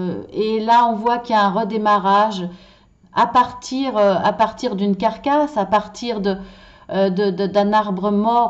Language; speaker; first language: French; native; French